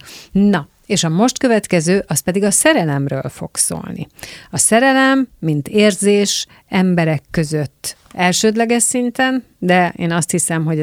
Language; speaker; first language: Hungarian; native; Hungarian